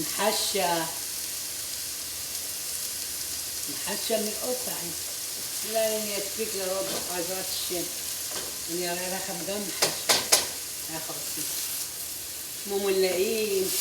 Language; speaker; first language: Hebrew; non-native, fluent; Arabic